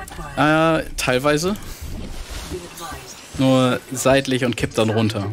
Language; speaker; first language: German; native; German